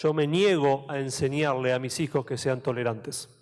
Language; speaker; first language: Spanish; native; Spanish